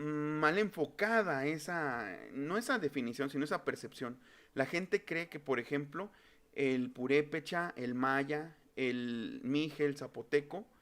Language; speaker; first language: Spanish; native; Spanish